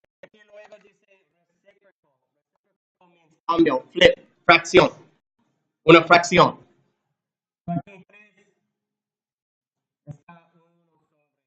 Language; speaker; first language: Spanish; non-native, learner; English